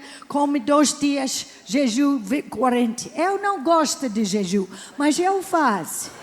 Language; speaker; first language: Portuguese; non-native, learner; English